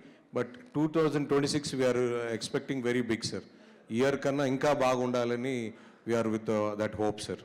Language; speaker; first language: Telugu; native; Telugu